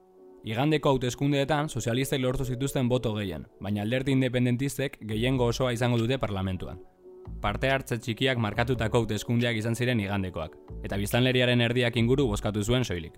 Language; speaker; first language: Basque; native; Basque